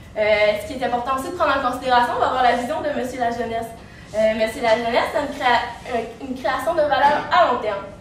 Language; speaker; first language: French; native; French